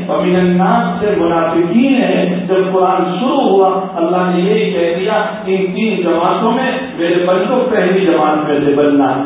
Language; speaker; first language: Urdu; non-native, local second language; Gujarati